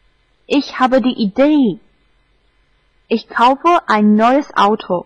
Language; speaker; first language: German; non-native, fluent; Chinese